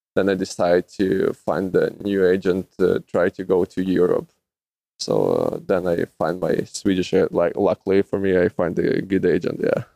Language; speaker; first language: English; non-native, learner; Russian